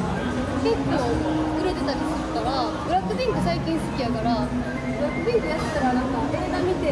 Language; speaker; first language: Japanese; native; Japanese